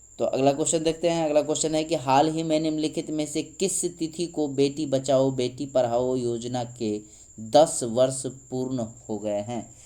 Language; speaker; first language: Hindi; native; Hindi